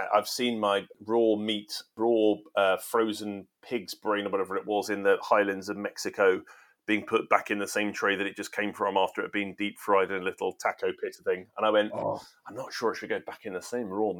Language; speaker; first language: English; native; English